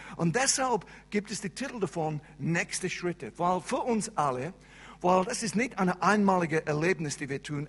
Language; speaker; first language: German; non-native, fluent; English